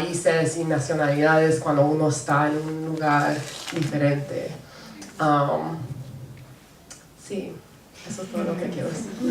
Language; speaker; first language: Spanish; non-native, local second language; English